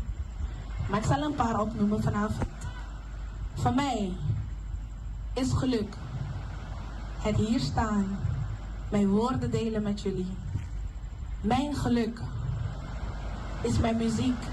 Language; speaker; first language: Dutch; non-native, local second language; Papiamento